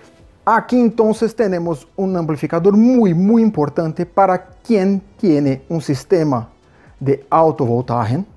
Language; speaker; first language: Spanish; non-native, fluent; Portuguese